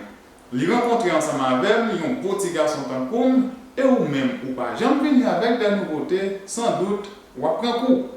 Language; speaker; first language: French; non-native, learner; Haitian Creole